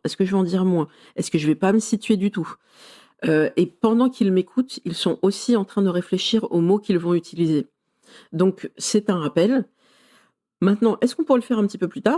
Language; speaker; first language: French; native; French